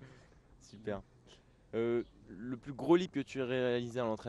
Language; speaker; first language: French; native; French